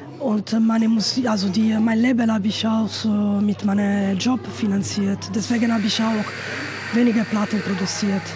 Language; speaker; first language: German; non-native, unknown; Italian